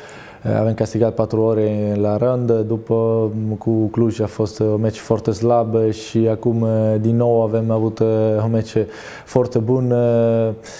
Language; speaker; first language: Romanian; non-native, learner; Italian